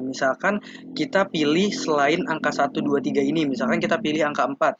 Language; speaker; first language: Indonesian; native; Indonesian